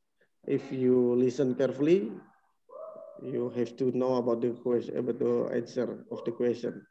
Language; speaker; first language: English; non-native, learner; Indonesian